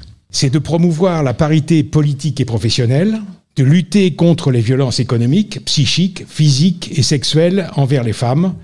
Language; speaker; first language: French; native; French